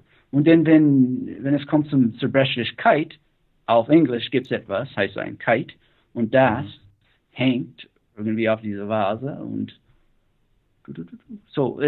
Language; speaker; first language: German; non-native, learner; English